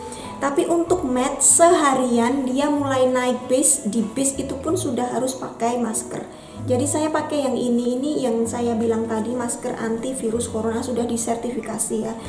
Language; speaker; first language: Indonesian; native; Indonesian